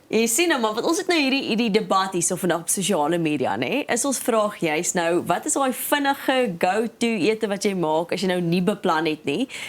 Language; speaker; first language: Afrikaans; native; Afrikaans